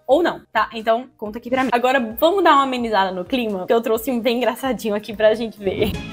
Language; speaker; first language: Portuguese; native; Portuguese